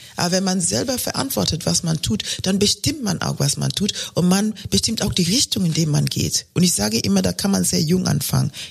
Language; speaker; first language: German; non-native, fluent; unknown